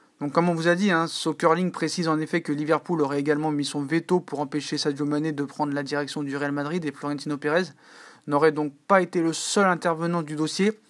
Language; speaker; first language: French; native; French